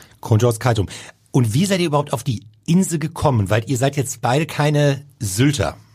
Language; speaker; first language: German; native; German